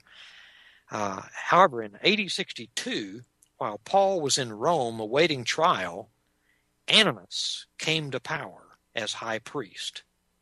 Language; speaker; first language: English; native; English